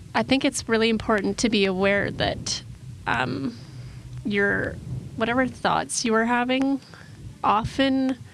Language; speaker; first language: English; native; English